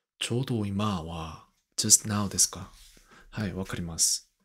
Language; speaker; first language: Japanese; non-native, learner; Korean